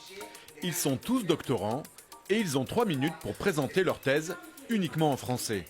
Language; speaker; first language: French; native; French